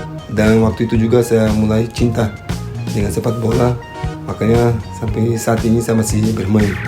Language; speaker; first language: Indonesian; non-native, fluent; Portuguese